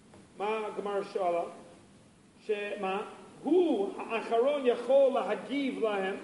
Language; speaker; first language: Hebrew; non-native, fluent; English